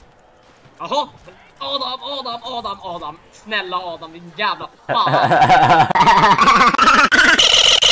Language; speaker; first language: Swedish; native; Swedish